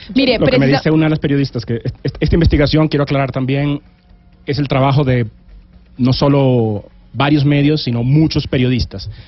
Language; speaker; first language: Spanish; native; Spanish